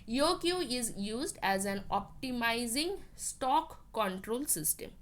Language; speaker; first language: English; non-native, local second language; Bangla